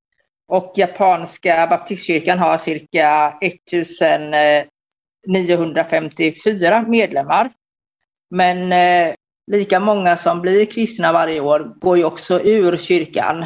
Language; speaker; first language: Swedish; native; Swedish